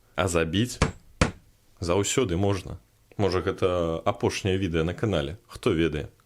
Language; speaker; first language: Belarusian; non-native, local second language; Russian